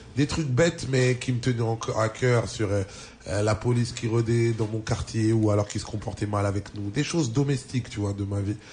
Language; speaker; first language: French; early bilingual, other home language; Lingala